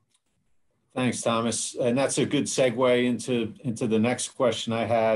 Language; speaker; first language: English; native; English